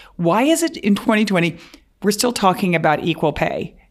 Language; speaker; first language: English; native; English